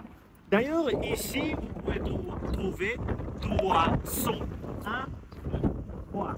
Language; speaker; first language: French; non-native, learner; Russian